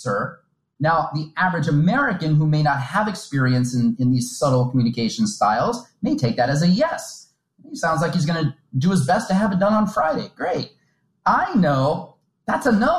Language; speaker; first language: English; native; English